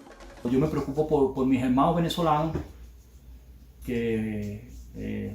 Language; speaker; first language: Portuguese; non-native, learner; Spanish